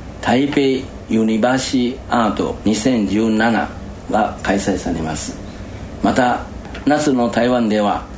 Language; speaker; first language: Japanese; non-native, fluent; Chinese